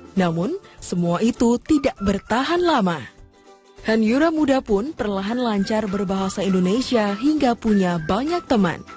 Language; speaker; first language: Indonesian; native; Indonesian